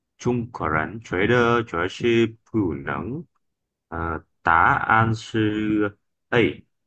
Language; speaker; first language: Chinese; non-native, learner; Vietnamese